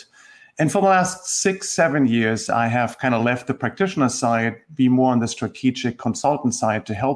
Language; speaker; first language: English; non-native, fluent; German